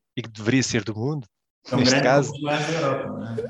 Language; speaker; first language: Portuguese; early bilingual, heritage; Portuguese